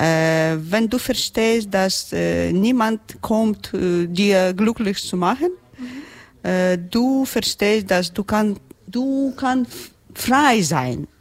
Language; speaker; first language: German; non-native, learner; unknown